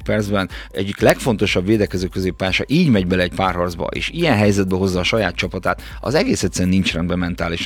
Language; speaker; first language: Hungarian; native; Hungarian